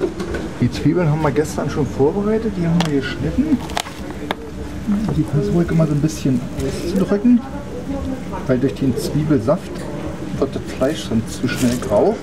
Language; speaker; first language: German; native; German